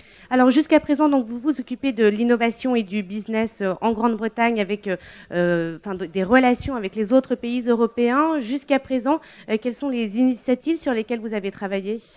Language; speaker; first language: French; native; French